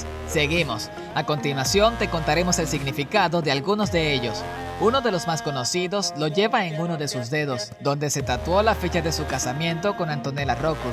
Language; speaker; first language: Spanish; native; Spanish